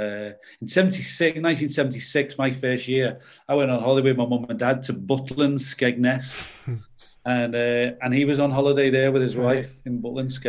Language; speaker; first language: English; native; English